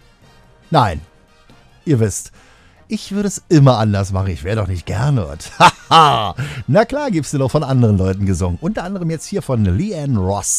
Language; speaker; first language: German; native; German